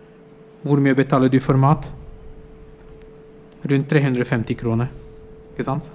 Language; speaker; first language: Norwegian; non-native, fluent; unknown